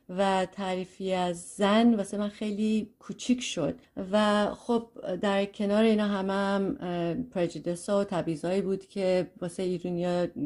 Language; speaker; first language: Persian; early bilingual, heritage; Persian